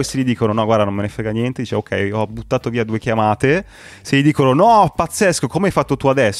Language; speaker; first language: Italian; native; Italian